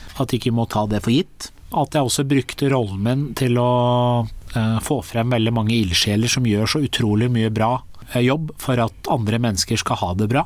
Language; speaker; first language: Norwegian; early bilingual, other home language; Persian